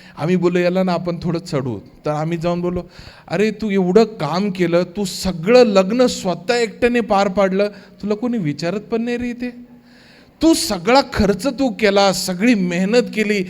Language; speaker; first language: Marathi; native; Marathi